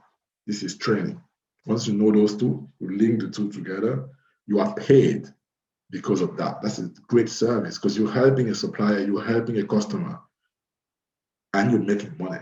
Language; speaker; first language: English; non-native, fluent; French